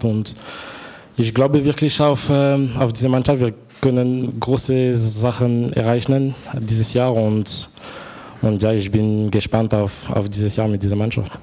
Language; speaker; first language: German; non-native, fluent; French